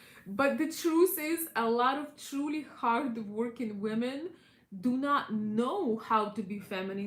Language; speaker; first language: English; non-native, fluent; Russian